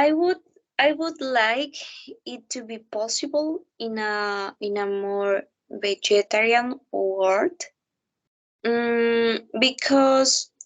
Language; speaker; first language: English; non-native, learner; Spanish